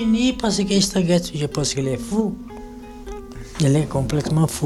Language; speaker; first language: French; non-native, fluent; Portuguese